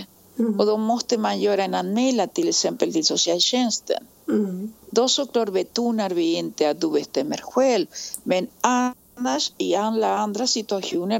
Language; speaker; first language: Swedish; non-native, fluent; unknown